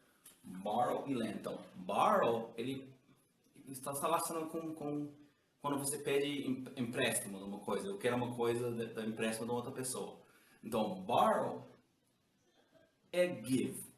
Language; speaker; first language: Portuguese; non-native, learner; English